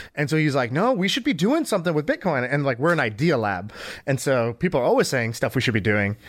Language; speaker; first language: English; native; English